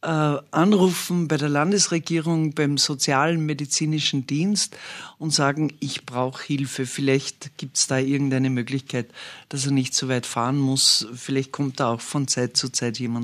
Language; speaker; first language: German; native; German